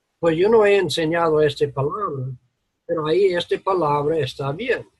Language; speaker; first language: Spanish; non-native, learner; English